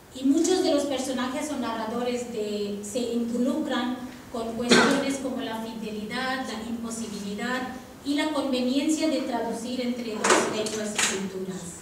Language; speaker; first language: Spanish; non-native, fluent; Tamil